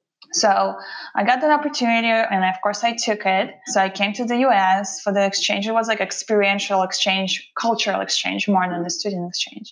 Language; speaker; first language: English; non-native, fluent; Russian